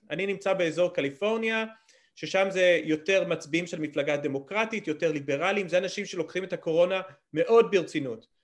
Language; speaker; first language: Hebrew; early bilingual, other home language; English